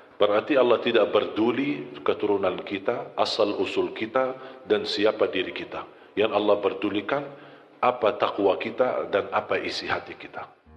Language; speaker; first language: Malay; non-native, fluent; Arabic